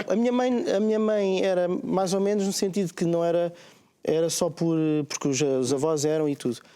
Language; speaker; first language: Portuguese; native; Portuguese